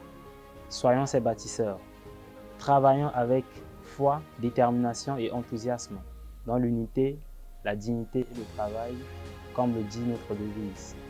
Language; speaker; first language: French; non-native, local second language; Sango